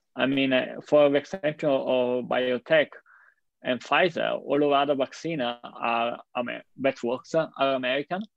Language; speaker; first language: English; non-native, fluent; Italian